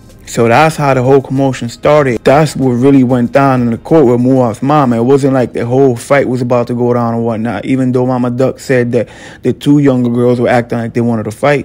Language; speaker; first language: English; native; English